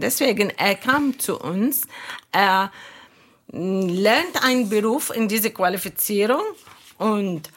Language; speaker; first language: German; non-native, fluent; Arabic